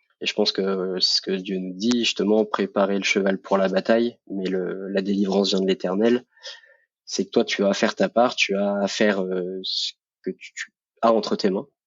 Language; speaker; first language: French; native; French